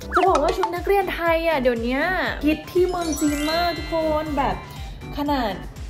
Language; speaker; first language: Thai; native; Thai